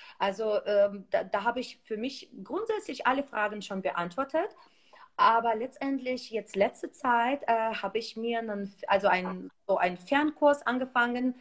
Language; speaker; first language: German; non-native, fluent; Russian